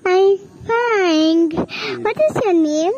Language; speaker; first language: English; non-native, learner; Persian